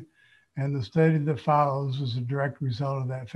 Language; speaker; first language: English; native; English